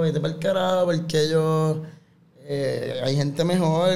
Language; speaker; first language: Spanish; native; Spanish